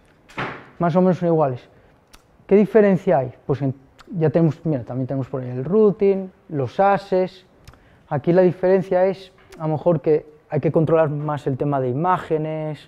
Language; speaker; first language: Spanish; native; Spanish